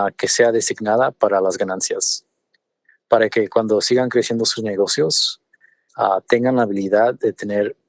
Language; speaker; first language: Spanish; early bilingual, other home language; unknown